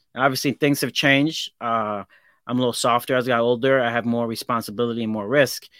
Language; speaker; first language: English; native; English